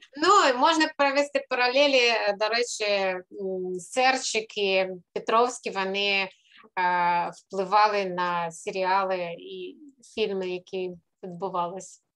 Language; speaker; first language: Ukrainian; non-native, fluent; Russian